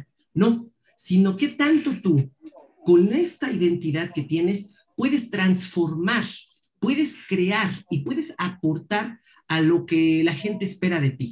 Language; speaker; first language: Spanish; native; Spanish